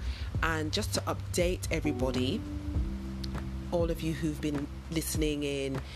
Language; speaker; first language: English; native; English